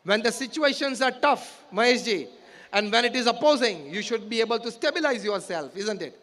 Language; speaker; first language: English; non-native, local second language; Gujarati